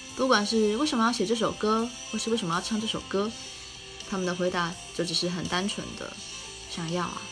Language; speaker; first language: Chinese; non-native, local second language; Min Nan Chinese